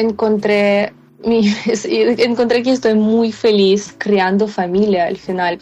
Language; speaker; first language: Spanish; non-native, fluent; Ukrainian